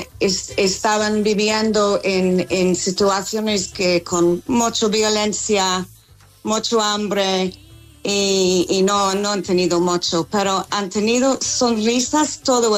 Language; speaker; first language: Spanish; non-native, learner; English